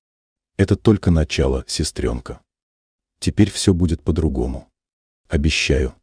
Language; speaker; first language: Russian; native; Russian